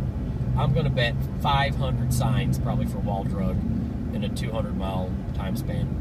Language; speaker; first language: English; native; English